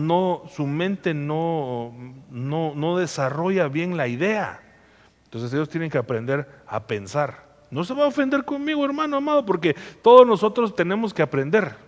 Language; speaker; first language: Spanish; native; Spanish